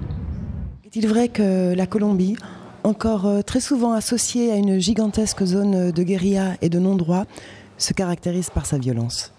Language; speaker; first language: French; native; French